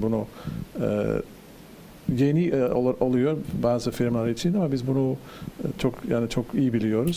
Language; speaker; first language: Turkish; non-native, learner; Dutch